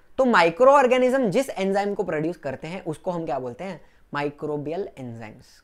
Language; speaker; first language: Hindi; non-native, local second language; Gujarati